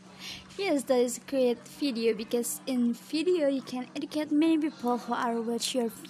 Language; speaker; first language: English; non-native, learner; Indonesian